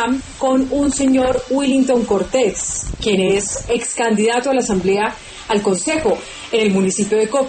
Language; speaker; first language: Spanish; native; Spanish